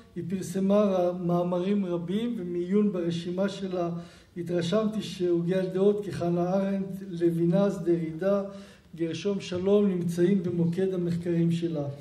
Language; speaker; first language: Hebrew; native; Hebrew